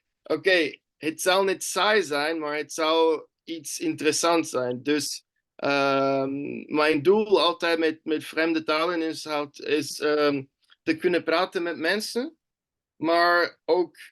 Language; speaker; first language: Dutch; non-native, fluent; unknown